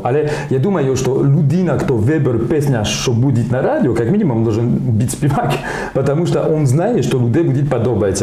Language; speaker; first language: Ukrainian; non-native, learner; French